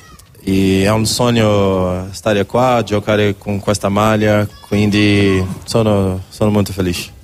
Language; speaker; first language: Italian; non-native, learner; Portuguese